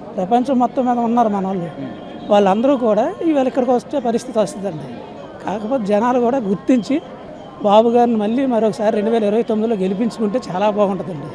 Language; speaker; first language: Telugu; native; Telugu